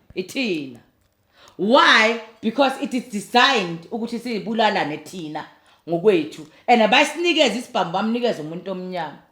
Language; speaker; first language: Zulu; native; Zulu